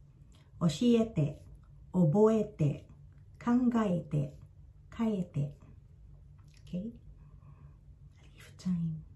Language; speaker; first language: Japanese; non-native, fluent; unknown